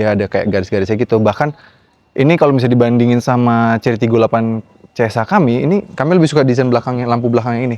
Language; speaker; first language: Indonesian; native; Indonesian